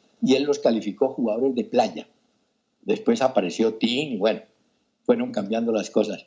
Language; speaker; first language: Spanish; native; Spanish